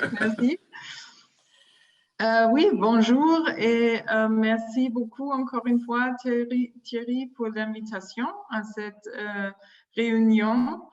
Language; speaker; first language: French; non-native, fluent; German